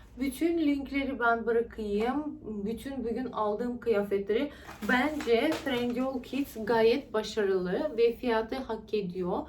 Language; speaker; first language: Turkish; non-native, fluent; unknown